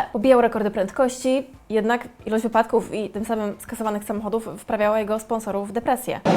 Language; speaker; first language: Polish; native; Polish